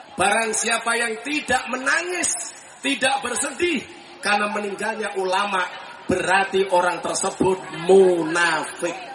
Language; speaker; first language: Indonesian; non-native, local second language; Javanese